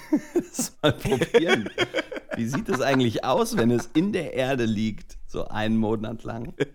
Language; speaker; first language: German; native; German